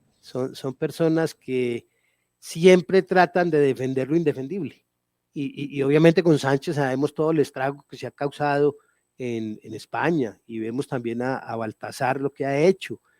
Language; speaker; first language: Spanish; native; Spanish